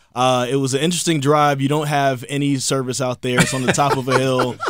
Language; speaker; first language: English; native; English